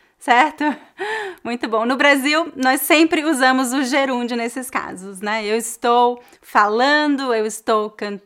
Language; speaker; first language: Portuguese; native; Portuguese